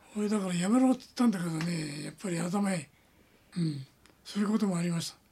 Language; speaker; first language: Japanese; native; Japanese